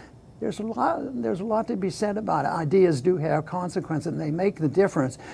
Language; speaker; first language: English; native; English